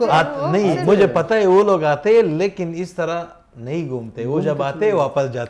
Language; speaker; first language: Hindi; non-native, fluent; Pashto